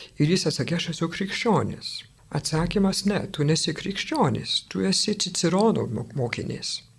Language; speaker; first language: Lithuanian; non-native, fluent; French